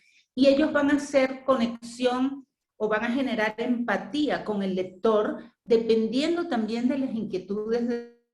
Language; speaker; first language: Spanish; native; Spanish